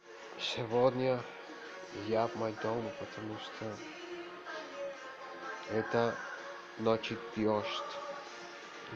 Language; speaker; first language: Russian; non-native, learner; Spanish